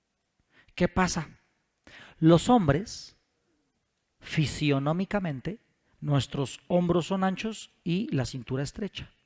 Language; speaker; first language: Spanish; native; Spanish